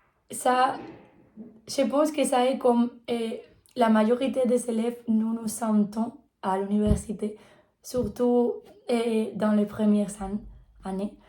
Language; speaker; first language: French; non-native, learner; Spanish